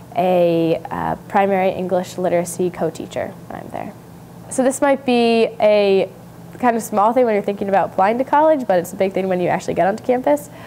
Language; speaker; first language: English; native; English